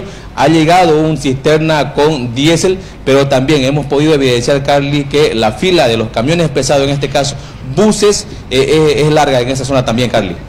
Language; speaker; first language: Spanish; native; Spanish